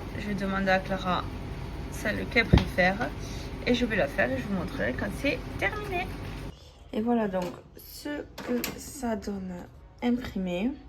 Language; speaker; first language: French; native; French